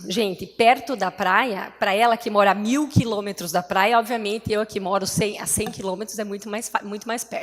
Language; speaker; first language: Portuguese; native; Portuguese